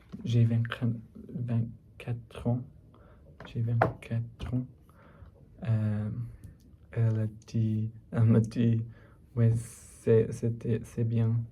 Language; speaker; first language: French; non-native, learner; English